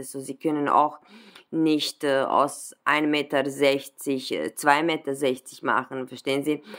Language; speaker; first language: German; non-native, fluent; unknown